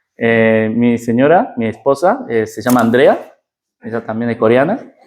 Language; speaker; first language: Spanish; early bilingual, other home language; Korean